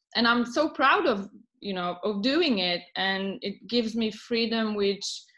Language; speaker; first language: English; non-native, fluent; Polish